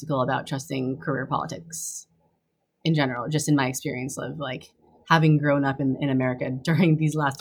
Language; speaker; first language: English; native; English